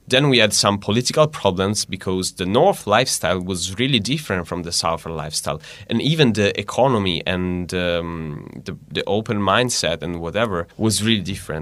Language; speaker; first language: English; non-native, fluent; Italian